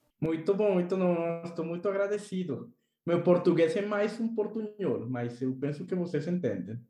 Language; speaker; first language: Portuguese; non-native, learner; Spanish